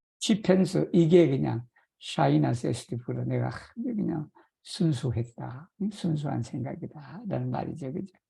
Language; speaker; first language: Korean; native; Korean